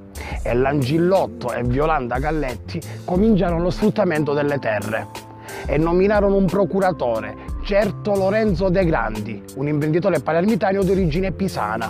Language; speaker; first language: Italian; native; Italian